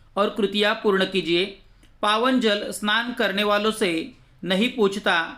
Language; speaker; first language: Hindi; non-native, local second language; Marathi